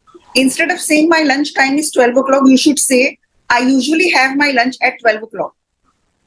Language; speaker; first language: English; non-native, fluent; Hindi